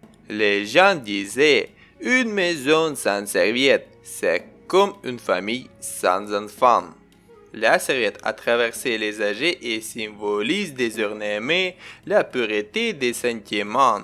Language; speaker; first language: French; non-native, learner; Ukrainian